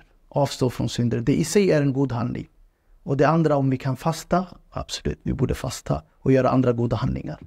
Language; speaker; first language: Swedish; non-native, fluent; Urdu